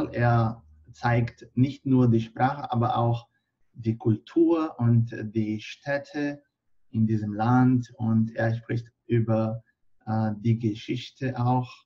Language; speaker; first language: German; non-native, fluent; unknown